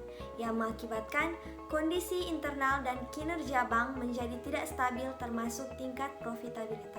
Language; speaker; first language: Indonesian; native; Indonesian